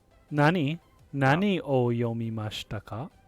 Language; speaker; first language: Japanese; non-native, fluent; English